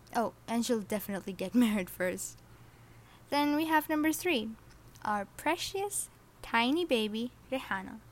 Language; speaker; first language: English; non-native, fluent; Arabic